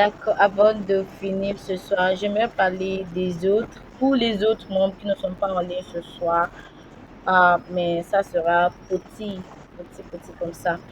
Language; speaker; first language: French; non-native, learner; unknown